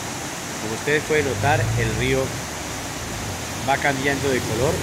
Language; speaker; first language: Spanish; native; Spanish